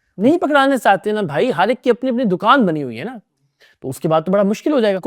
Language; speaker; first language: Urdu; native; Urdu